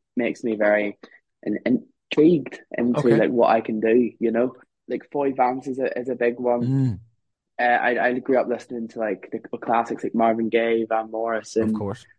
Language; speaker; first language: English; native; English